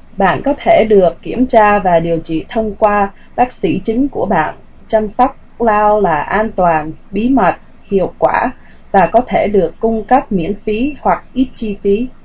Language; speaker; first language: Vietnamese; early bilingual, heritage; Vietnamese